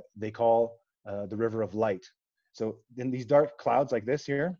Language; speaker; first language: English; native; English